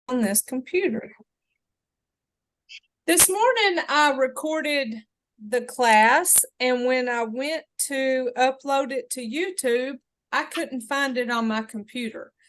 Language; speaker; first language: English; native; English